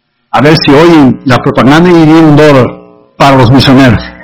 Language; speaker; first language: Spanish; native; Spanish